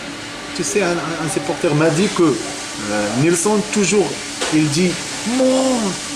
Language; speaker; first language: French; non-native, local second language; Arabic